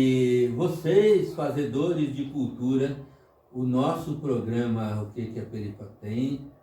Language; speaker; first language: Portuguese; native; Portuguese